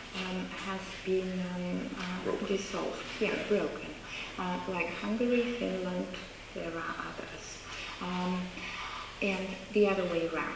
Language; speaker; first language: English; non-native, fluent; Bulgarian